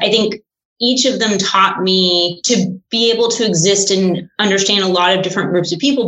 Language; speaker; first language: English; native; English